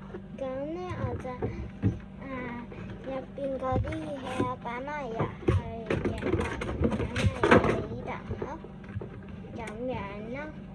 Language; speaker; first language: Cantonese; native; Cantonese